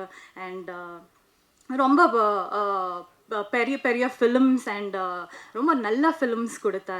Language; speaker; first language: Tamil; non-native, local second language; Kannada